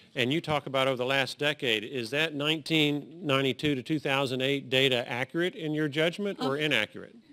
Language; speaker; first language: English; native; English